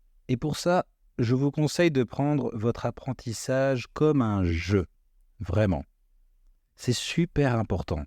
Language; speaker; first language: French; native; French